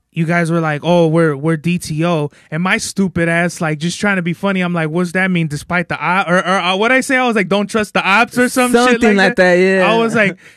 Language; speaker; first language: English; native; English